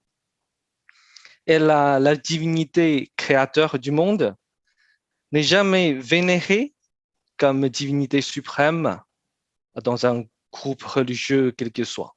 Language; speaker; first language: French; non-native, fluent; Chinese